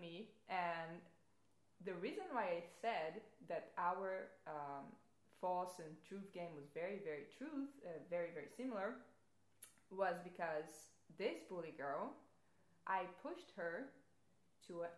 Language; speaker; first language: English; non-native, fluent; Portuguese